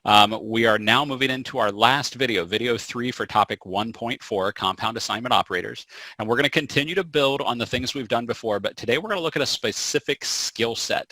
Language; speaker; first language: English; native; English